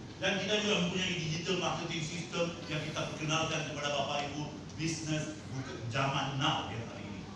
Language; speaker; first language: Indonesian; non-native, fluent; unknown